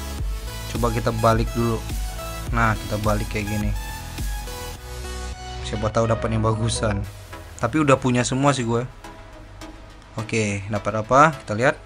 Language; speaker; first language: Indonesian; native; Indonesian